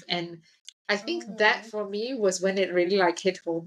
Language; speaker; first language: English; native; English